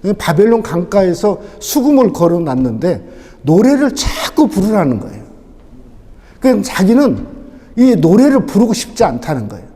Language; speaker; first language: Korean; native; Korean